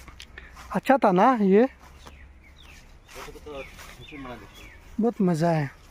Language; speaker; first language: Hindi; non-native, local second language; Assamese